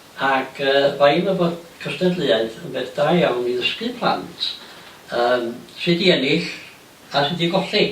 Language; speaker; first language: Welsh; native; Welsh